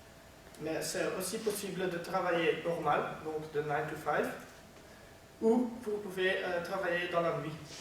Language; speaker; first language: French; non-native, learner; Dutch